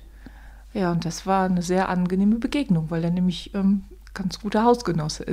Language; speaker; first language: German; native; German